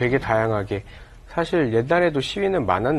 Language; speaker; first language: Korean; native; Korean